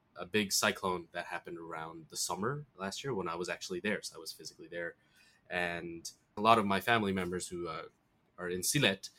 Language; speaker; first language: English; early bilingual, other home language; Bangla